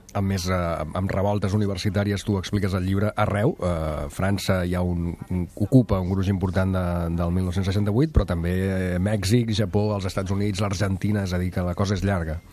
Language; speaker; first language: Catalan; native; Catalan